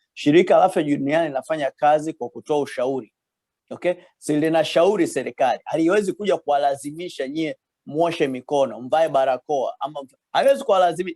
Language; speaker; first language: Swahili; native; Swahili